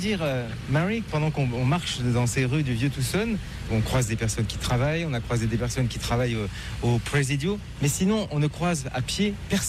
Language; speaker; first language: French; native; French